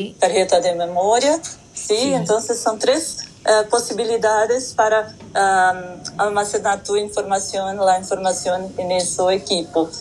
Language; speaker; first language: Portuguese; non-native, learner; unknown